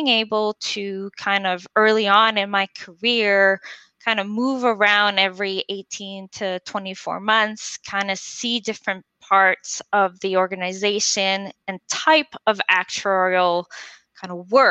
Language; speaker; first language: English; non-native, fluent; French